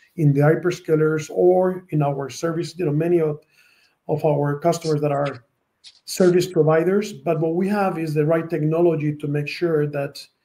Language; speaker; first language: English; non-native, fluent; Spanish